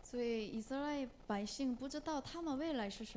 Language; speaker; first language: Chinese; non-native, learner; Korean